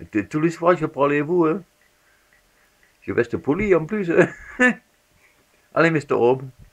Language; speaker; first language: French; non-native, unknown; English